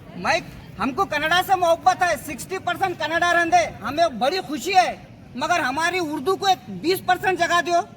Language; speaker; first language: Hindi; non-native, local second language; Urdu